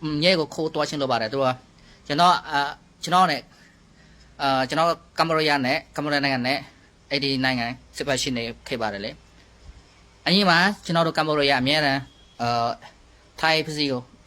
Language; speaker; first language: Burmese; non-native, learner; Khmer